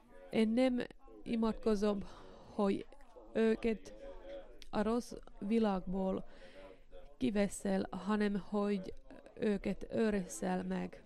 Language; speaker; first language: Hungarian; non-native, learner; Finnish